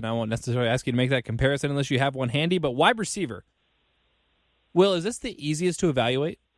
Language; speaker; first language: English; native; English